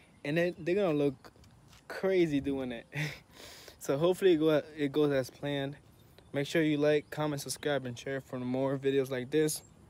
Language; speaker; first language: English; early bilingual, other home language; Spanish